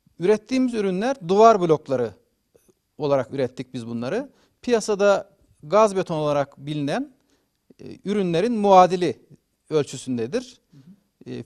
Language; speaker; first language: Turkish; native; Turkish